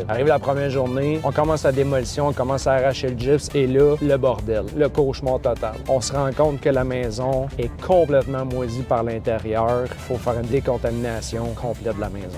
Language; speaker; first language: French; native; French